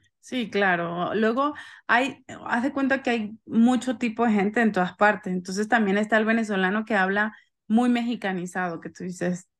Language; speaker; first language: Spanish; native; Spanish